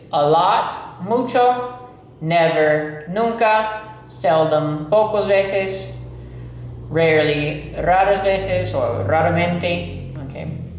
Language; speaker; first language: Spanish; non-native, fluent; English